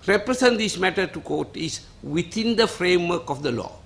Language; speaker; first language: English; non-native, local second language; Sinhala